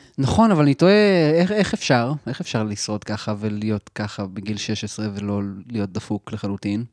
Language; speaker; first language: Hebrew; native; Hebrew